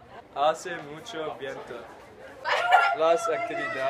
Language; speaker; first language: Spanish; non-native, learner; English